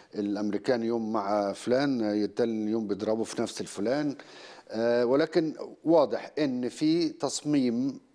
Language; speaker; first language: Arabic; native; Arabic